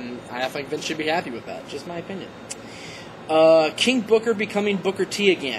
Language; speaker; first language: English; native; English